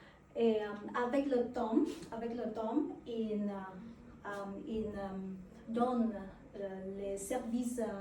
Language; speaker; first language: French; non-native, learner; Vietnamese